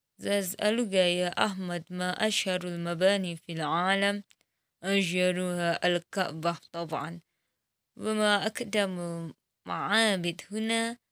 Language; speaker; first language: Arabic; non-native, fluent; Indonesian